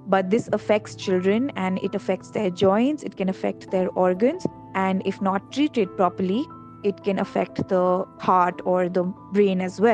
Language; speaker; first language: English; non-native, local second language; Hindi